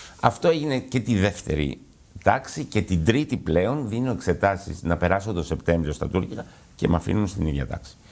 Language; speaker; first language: Greek; early bilingual, heritage; Greek